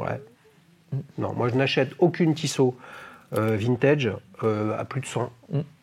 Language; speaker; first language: French; native; French